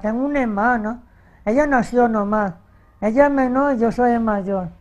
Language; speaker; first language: Spanish; early bilingual, heritage; Spanish